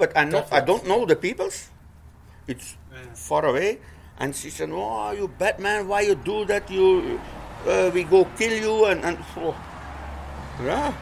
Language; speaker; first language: English; non-native, learner; Dutch